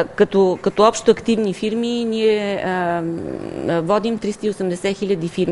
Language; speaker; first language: Bulgarian; native; Bulgarian